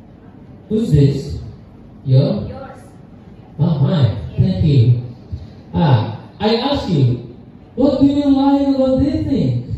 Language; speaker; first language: English; non-native, learner; Indonesian